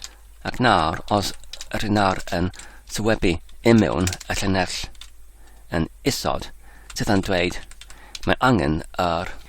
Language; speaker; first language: Welsh; non-native, fluent; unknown